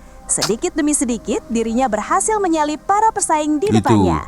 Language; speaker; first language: Indonesian; native; Indonesian